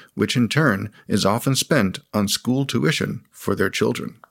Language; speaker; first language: English; native; English